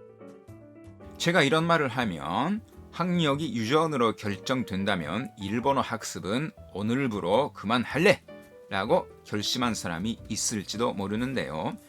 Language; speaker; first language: Korean; non-native, fluent; Japanese